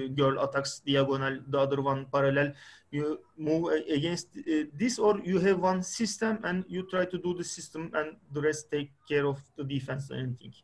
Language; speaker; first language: English; non-native, fluent; Turkish